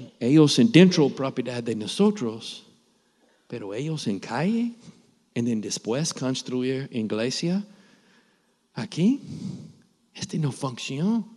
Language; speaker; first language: Spanish; non-native, learner; English